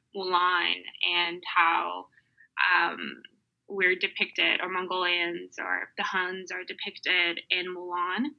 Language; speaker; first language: English; early bilingual, other home language; Mongolian